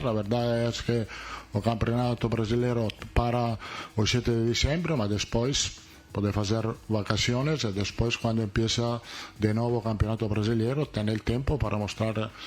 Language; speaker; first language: Spanish; non-native, fluent; Italian